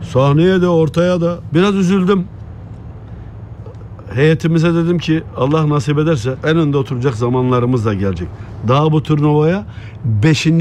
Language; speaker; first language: Turkish; native; Turkish